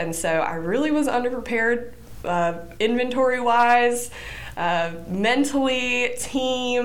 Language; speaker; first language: English; native; English